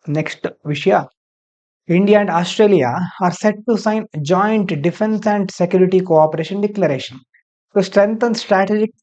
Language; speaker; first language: English; non-native, local second language; Kannada